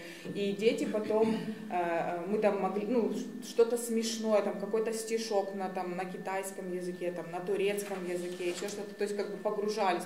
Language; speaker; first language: Russian; native; Russian